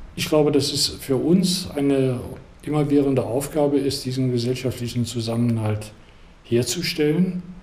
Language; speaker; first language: German; native; German